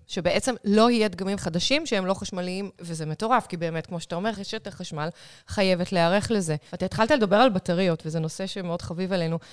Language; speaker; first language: Hebrew; native; Hebrew